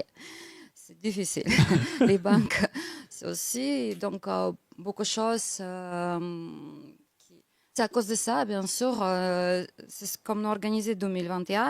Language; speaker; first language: French; non-native, learner; Russian